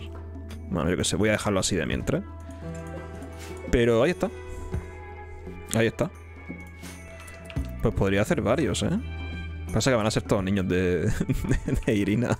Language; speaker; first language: Spanish; native; Spanish